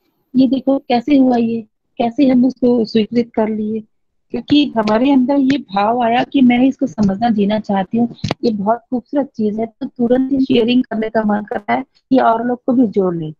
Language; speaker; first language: Hindi; native; Hindi